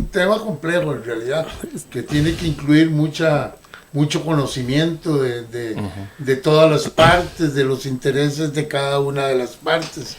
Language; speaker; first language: Spanish; native; Spanish